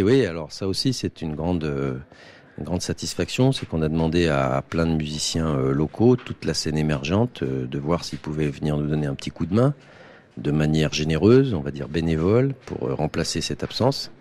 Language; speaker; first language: French; native; French